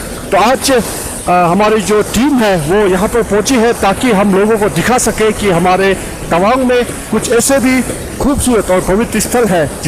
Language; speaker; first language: Hindi; native; Hindi